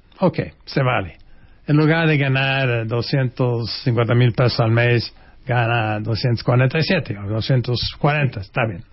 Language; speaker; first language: Spanish; non-native, fluent; English